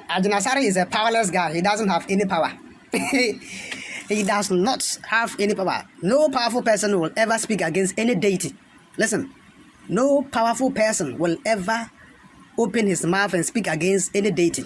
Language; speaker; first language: English; non-native, local second language; Akan